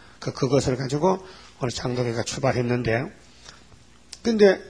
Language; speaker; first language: Korean; native; Korean